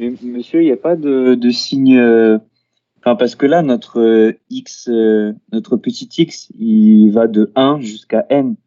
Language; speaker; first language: French; native; French